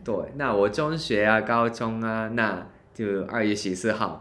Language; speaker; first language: Chinese; non-native, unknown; Japanese